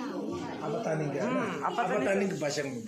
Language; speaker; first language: Hindi; non-native, learner; Tibetan